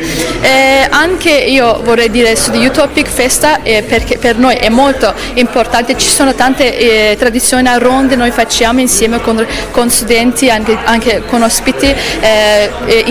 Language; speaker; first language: Italian; non-native, learner; Azerbaijani